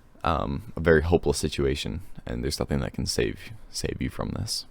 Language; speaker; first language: English; native; English